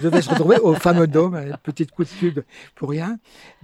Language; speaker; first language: French; native; French